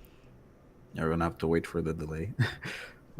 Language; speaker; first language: English; native; English